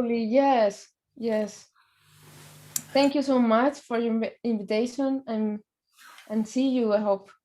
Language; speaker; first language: English; non-native, learner; Spanish